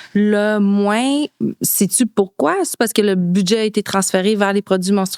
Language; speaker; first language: French; native; French